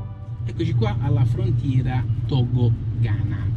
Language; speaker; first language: Italian; native; Italian